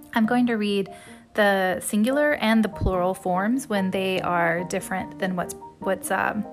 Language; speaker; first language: English; native; English